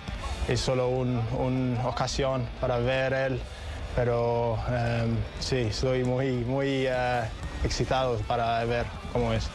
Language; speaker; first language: Spanish; non-native, learner; English